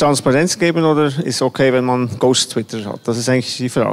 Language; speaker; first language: German; native; German